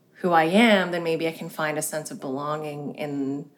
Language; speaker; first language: English; early bilingual, other home language; Cantonese